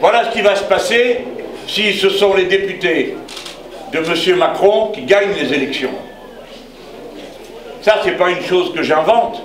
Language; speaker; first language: French; native; French